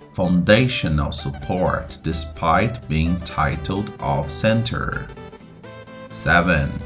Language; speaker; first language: English; non-native, fluent; Portuguese